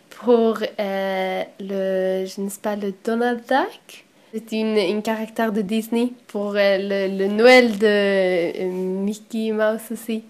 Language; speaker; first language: French; non-native, learner; Swedish